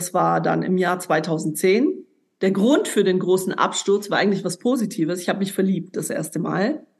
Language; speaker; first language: German; native; German